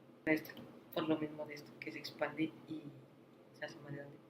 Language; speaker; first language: Spanish; native; Spanish